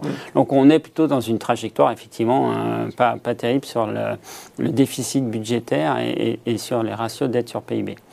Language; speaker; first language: French; native; French